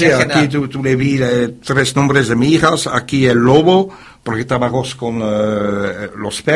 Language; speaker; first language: Spanish; non-native, learner; French